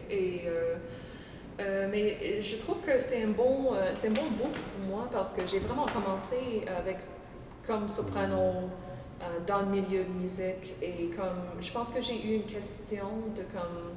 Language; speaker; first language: French; non-native, local second language; English